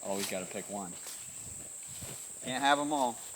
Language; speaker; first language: English; native; English